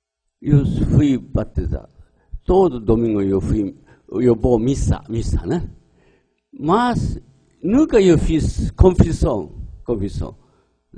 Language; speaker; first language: Portuguese; non-native, learner; Japanese